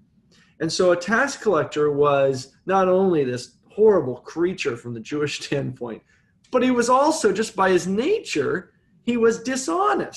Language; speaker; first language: English; native; English